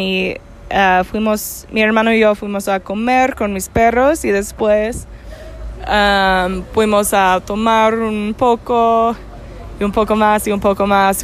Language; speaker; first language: Spanish; non-native, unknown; English